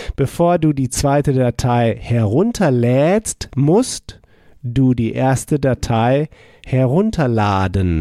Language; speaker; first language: German; non-native, fluent; English